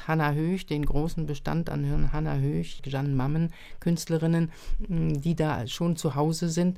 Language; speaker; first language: German; native; German